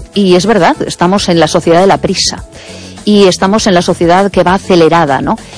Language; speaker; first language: Spanish; native; Spanish